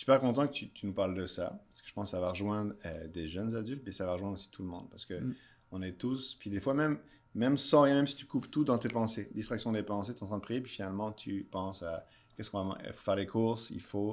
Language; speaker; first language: French; native; French